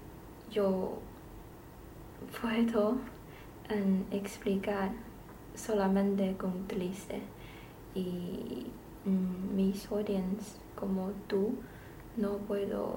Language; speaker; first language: Spanish; non-native, learner; Chinese